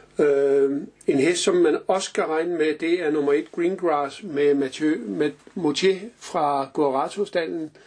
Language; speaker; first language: Danish; native; Danish